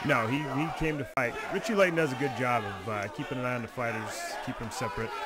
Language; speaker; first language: English; native; English